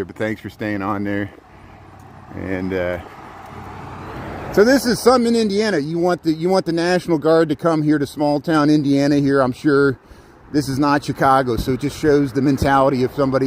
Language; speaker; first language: English; native; English